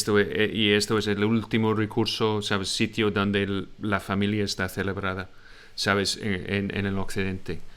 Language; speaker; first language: Spanish; non-native, fluent; English